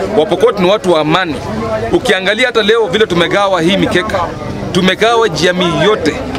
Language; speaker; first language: Swahili; non-native, local second language; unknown